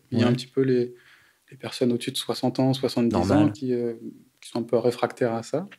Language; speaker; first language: French; native; French